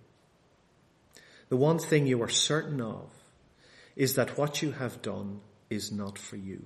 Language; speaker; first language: English; native; English